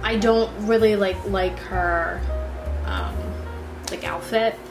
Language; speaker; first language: English; native; English